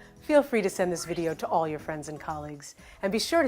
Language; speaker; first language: English; native; English